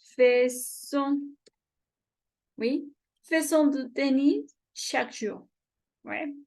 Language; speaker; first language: French; non-native, fluent; Spanish